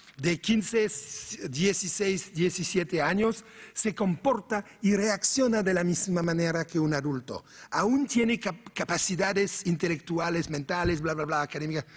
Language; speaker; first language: Spanish; non-native, fluent; French